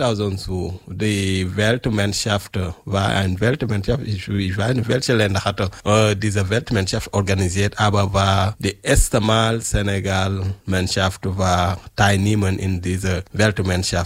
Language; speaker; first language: German; non-native, learner; French